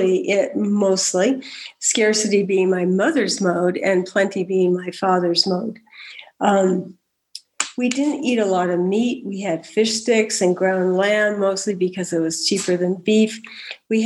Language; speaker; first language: English; native; English